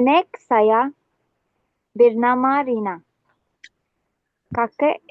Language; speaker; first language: Indonesian; non-native, learner; Arabic